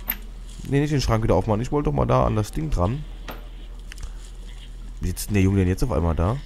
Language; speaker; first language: German; native; German